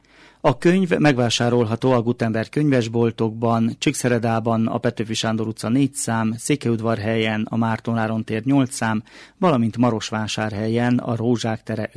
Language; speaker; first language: Hungarian; native; Hungarian